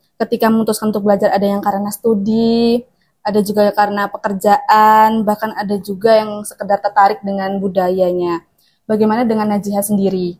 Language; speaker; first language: Indonesian; native; Indonesian